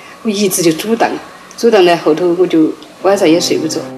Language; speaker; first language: Chinese; native; Chinese